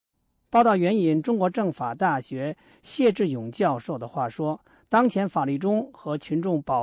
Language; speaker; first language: Chinese; native; Chinese